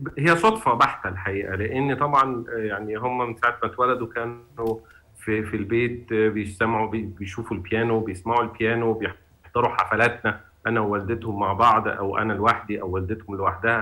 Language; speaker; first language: Arabic; native; Arabic